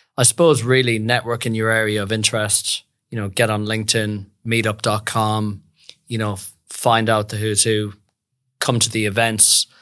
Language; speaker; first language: English; native; English